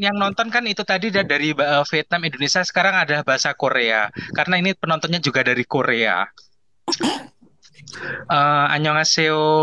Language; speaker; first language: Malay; non-native, local second language; Javanese